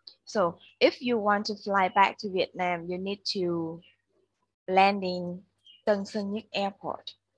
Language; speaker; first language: English; non-native, fluent; Vietnamese